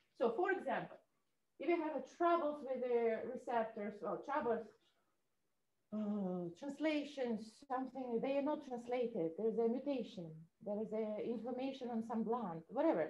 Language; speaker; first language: English; non-native, fluent; Russian